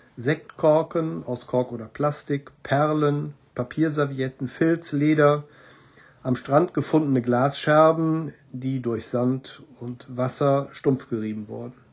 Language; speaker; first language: German; native; German